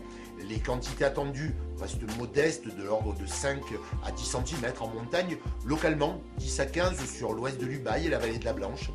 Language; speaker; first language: French; native; French